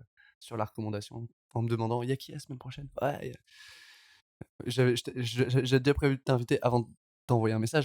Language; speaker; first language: French; native; French